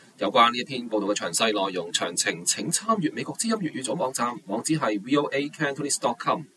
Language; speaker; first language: Chinese; non-native, local second language; Cantonese